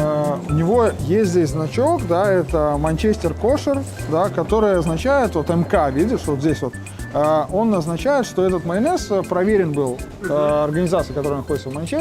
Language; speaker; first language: Russian; native; Russian